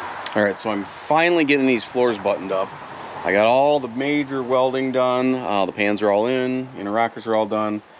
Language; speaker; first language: English; native; English